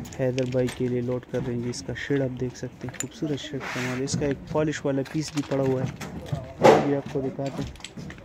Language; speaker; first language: Urdu; non-native, local second language; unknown